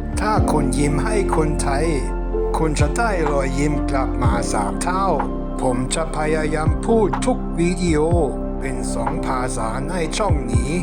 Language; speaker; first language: Thai; non-native, fluent; German